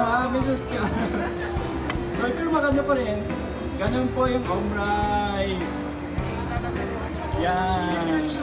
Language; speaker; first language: Filipino; non-native, learner; Japanese